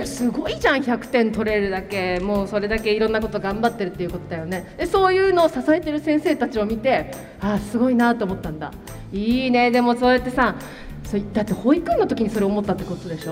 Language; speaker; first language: Japanese; native; Japanese